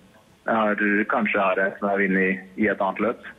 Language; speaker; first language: Norwegian; native; Norwegian